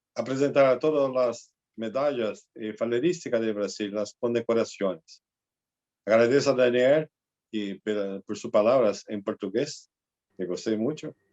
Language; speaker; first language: Spanish; non-native, learner; Portuguese